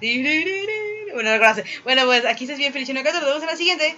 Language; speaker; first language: Spanish; native; Spanish